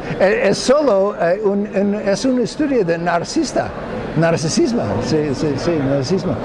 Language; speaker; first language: Spanish; non-native, fluent; English